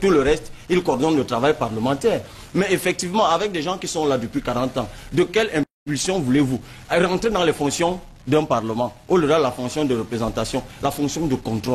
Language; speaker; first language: French; non-native, local second language; Basaa